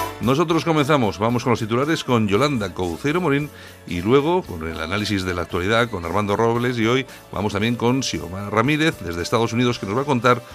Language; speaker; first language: Spanish; native; Spanish